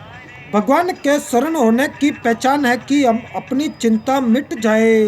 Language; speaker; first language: Hindi; native; Hindi